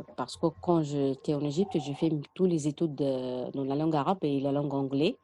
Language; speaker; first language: French; non-native, learner; Arabic